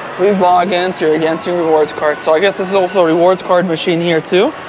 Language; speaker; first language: English; native; English